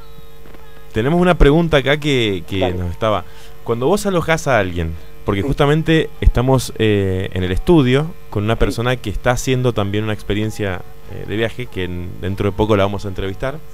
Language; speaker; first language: Spanish; native; Spanish